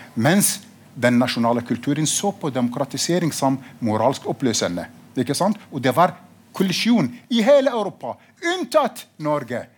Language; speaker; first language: Norwegian; non-native, fluent; Arabic